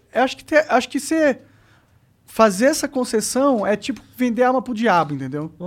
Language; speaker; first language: Portuguese; native; Portuguese